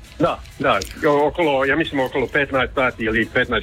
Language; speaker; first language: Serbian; early bilingual, heritage; Croatian